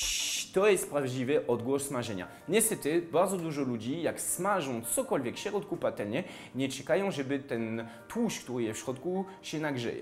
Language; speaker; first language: Polish; non-native, fluent; French